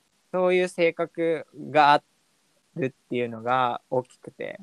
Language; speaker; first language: Japanese; native; Japanese